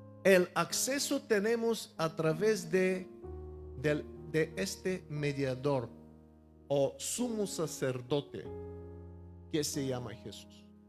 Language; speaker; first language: Spanish; non-native, fluent; Bulgarian